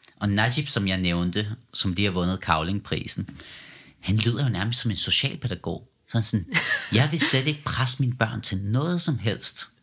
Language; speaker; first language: Danish; early bilingual, other home language; Persian